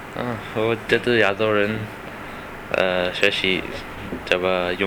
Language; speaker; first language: Chinese; non-native, learner; English